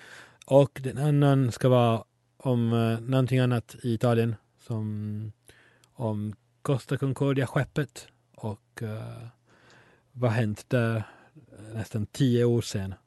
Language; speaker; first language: Swedish; non-native, fluent; Italian